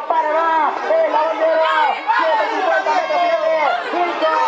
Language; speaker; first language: Spanish; native; Spanish